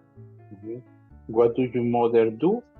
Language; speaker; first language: English; non-native, learner; Spanish